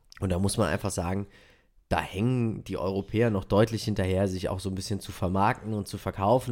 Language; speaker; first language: German; native; German